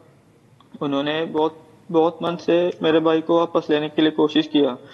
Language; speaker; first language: Hindi; non-native, local second language; Malayalam